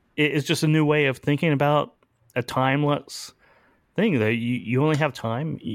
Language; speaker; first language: English; native; English